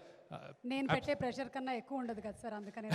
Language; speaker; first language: Telugu; native; Telugu